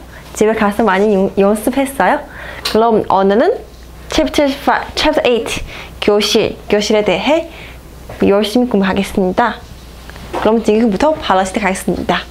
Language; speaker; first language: Korean; non-native, fluent; Chinese